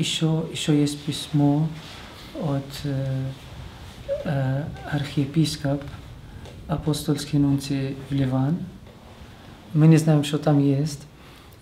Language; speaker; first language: Russian; non-native, learner; Arabic